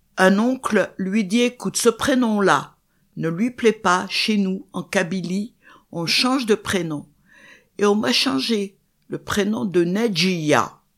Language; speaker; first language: French; non-native, local second language; Kabyle